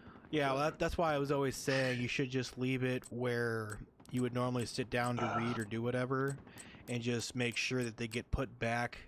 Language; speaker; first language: English; native; English